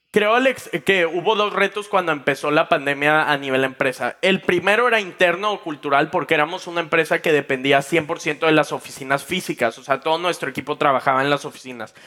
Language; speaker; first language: Spanish; native; Spanish